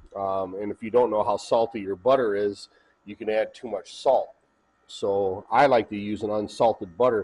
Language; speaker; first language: English; native; English